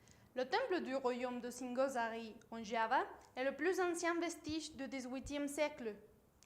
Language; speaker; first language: French; non-native, learner; Spanish